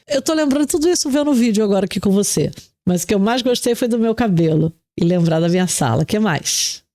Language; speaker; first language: Portuguese; native; Portuguese